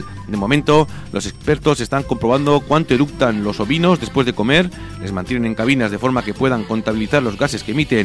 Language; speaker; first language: Spanish; native; Spanish